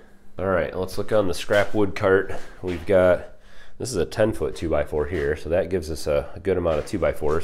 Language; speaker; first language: English; native; English